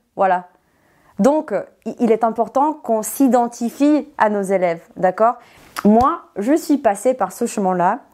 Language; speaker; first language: French; non-native, fluent; Serbian